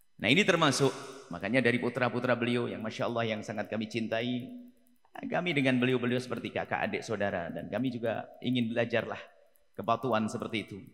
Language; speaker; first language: Indonesian; native; Indonesian